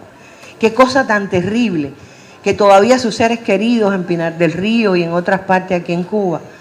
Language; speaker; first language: Spanish; native; Spanish